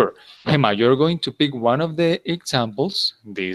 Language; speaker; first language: English; non-native, fluent; Spanish